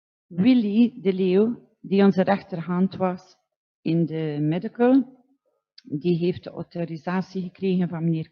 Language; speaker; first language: Dutch; non-native, local second language; French